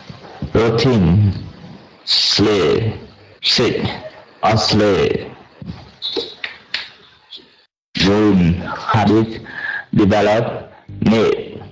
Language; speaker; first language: English; non-native, learner; Vietnamese